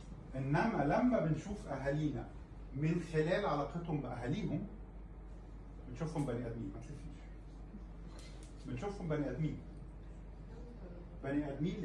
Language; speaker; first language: Arabic; native; Arabic